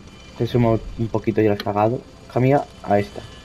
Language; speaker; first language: Spanish; native; Spanish